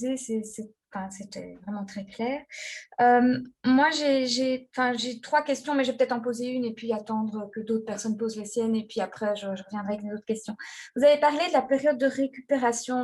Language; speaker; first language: French; native; French